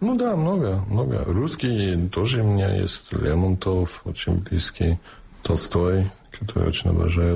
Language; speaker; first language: Russian; non-native, fluent; English